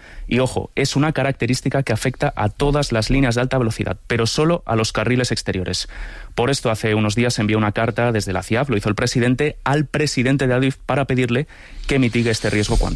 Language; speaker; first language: Spanish; native; Spanish